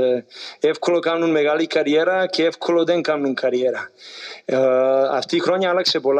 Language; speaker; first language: Greek; non-native, learner; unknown